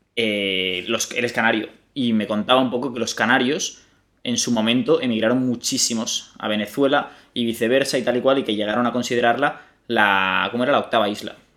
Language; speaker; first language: Spanish; native; Spanish